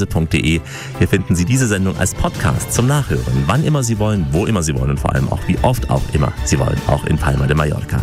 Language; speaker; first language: German; native; German